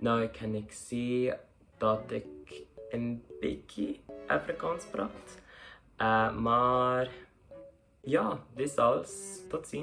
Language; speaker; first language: Dutch; non-native, learner; English